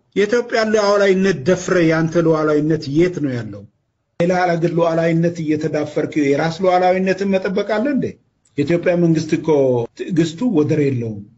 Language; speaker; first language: Amharic; non-native, local second language; Oromo